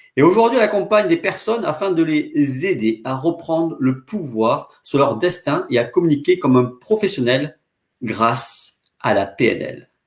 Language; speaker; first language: French; native; French